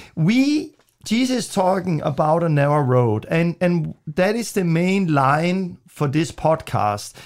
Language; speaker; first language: English; non-native, fluent; Danish